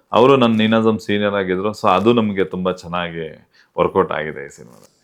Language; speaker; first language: Kannada; non-native, local second language; Tulu